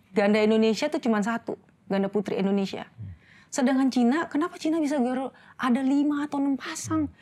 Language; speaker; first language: Indonesian; native; Indonesian